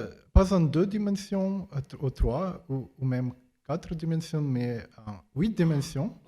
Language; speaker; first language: French; non-native, fluent; Ukrainian